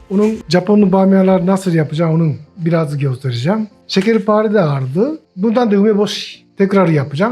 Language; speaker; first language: Turkish; non-native, learner; Japanese